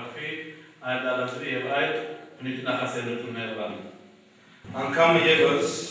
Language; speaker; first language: Armenian; early bilingual, heritage; Armenian